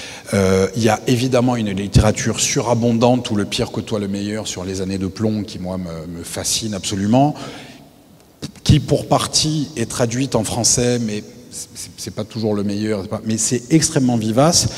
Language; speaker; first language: French; native; French